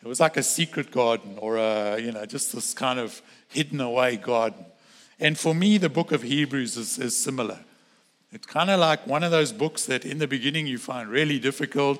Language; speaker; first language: English; native; English